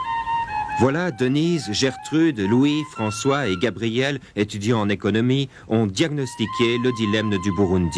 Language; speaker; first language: French; native; French